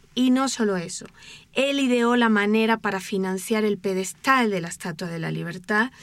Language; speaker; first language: Spanish; native; Spanish